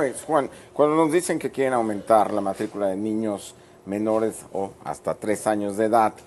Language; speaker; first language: Spanish; native; Spanish